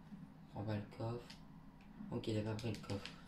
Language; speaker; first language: French; native; French